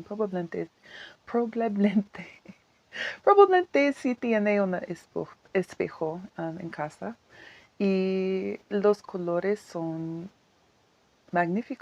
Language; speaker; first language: Spanish; non-native, learner; English